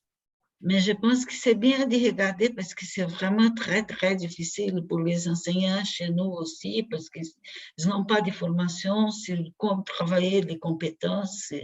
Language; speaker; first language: French; non-native, fluent; Portuguese